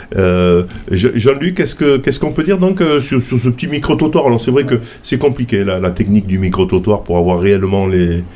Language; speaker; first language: French; native; French